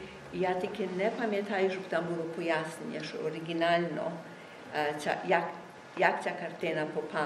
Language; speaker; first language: Ukrainian; early bilingual, heritage; Ukrainian